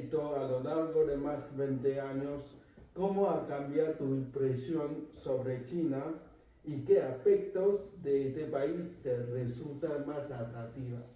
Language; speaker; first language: Spanish; non-native, fluent; Chinese